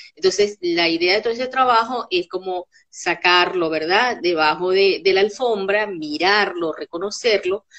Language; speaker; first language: Spanish; native; Spanish